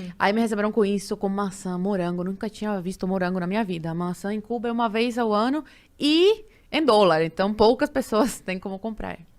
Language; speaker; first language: Portuguese; non-native, fluent; Spanish